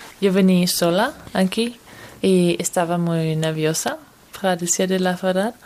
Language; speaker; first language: Spanish; non-native, fluent; Danish